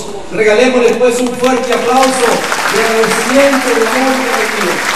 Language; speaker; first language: Spanish; native; Spanish